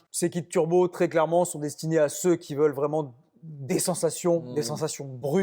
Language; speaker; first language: French; native; French